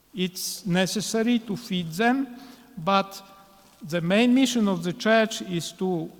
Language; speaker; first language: English; non-native, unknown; Latvian